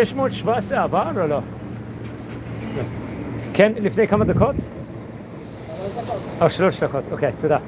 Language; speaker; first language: Hebrew; non-native, learner; English